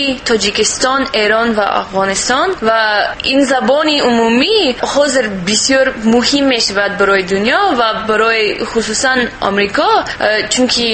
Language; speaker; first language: Persian; non-native, learner; English